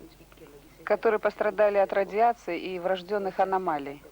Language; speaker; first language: Russian; native; Russian